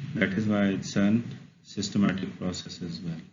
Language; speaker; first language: English; non-native, local second language; Urdu